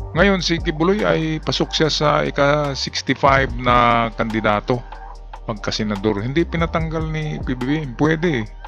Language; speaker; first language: Filipino; non-native, local second language; Cebuano